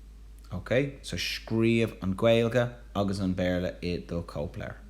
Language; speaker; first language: Irish; non-native, local second language; English